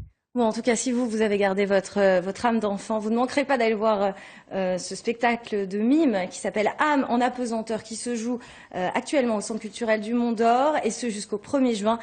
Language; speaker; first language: French; native; French